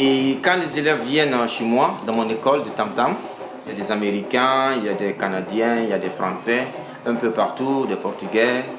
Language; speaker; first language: French; non-native, local second language; Mandingo